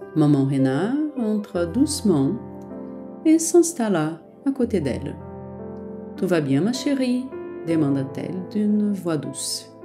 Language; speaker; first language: French; non-native, fluent; Portuguese